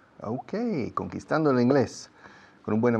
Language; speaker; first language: Spanish; non-native, fluent; English